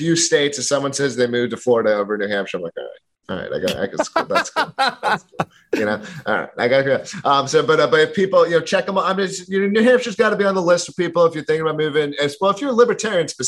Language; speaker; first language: English; native; English